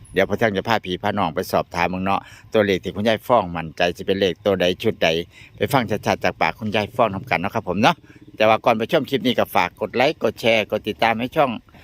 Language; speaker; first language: Thai; native; Thai